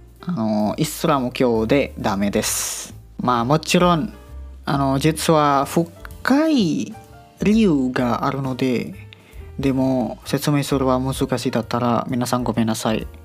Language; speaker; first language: Japanese; non-native, learner; Indonesian